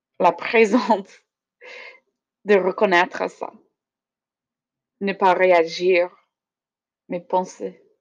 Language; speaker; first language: French; non-native, learner; English